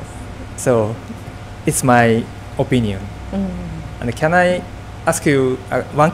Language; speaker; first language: English; non-native, fluent; Japanese